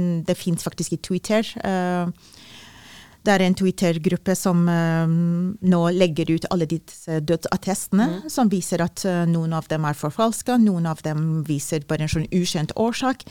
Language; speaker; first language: Norwegian; non-native, fluent; Persian